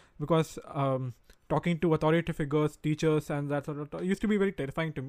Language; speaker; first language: English; non-native, local second language; Hindi